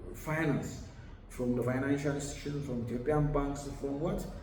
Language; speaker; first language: English; non-native, local second language; Amharic